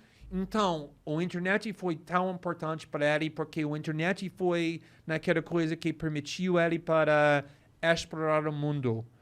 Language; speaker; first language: Portuguese; non-native, fluent; English